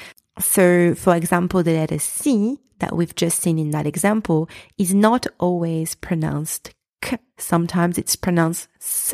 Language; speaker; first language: English; non-native, fluent; French